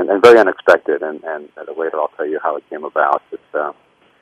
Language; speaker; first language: English; native; English